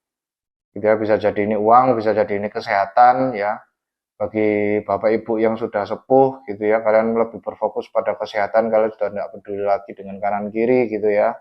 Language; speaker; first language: Indonesian; native; Indonesian